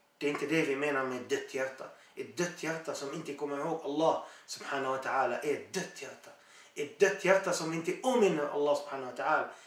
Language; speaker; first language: Swedish; non-native, fluent; Arabic